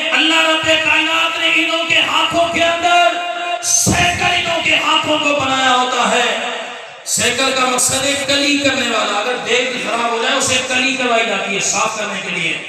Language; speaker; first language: Urdu; non-native, local second language; Sindhi